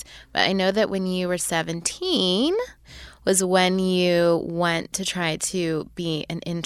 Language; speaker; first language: English; native; English